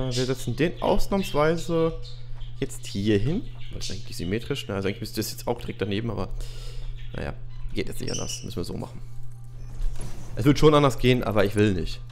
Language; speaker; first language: German; native; German